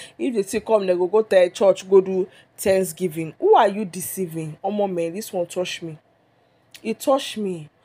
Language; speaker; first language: Nigerian Pidgin; non-native, local second language; Yoruba